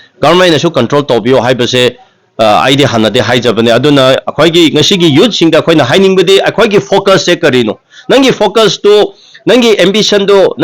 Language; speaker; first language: Manipuri; non-native, local second language; Tangkhul Naga (India)